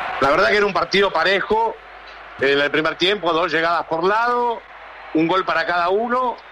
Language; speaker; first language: Spanish; native; Spanish